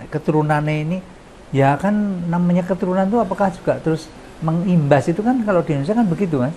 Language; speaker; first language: Indonesian; non-native, local second language; Javanese